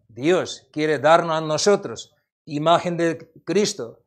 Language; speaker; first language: Spanish; non-native, learner; Korean